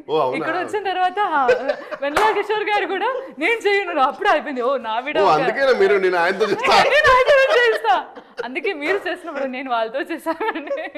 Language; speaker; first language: Telugu; non-native, learner; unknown